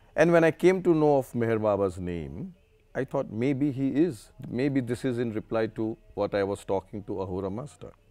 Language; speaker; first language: English; non-native, local second language; Gujarati